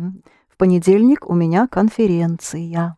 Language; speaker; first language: Russian; non-native, fluent; English